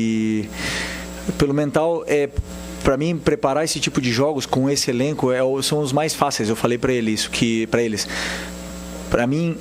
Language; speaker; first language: Portuguese; native; Portuguese